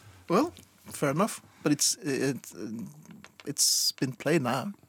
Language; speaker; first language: English; non-native, fluent; Norwegian